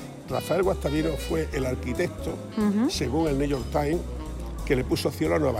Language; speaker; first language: Spanish; native; Spanish